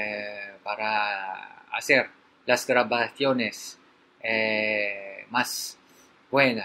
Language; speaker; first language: Spanish; non-native, learner; Filipino